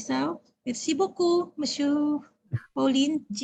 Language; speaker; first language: French; non-native, fluent; Indonesian